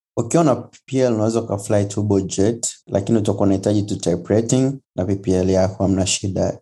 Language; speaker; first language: Swahili; native; Swahili